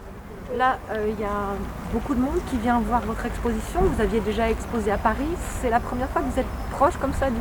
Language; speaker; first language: French; native; French